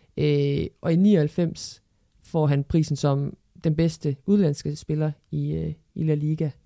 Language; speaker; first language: Danish; early bilingual, other home language; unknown